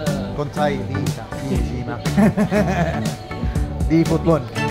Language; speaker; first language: Thai; non-native, learner; Filipino